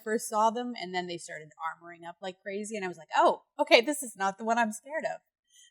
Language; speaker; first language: English; native; English